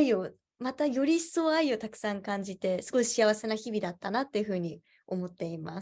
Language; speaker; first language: Japanese; native; Japanese